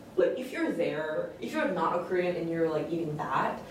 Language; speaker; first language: English; early bilingual, other home language; Korean